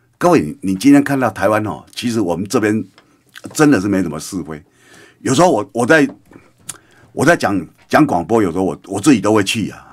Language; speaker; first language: Chinese; native; Chinese